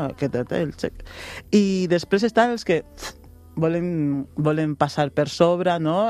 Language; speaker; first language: Catalan; non-native, local second language; Spanish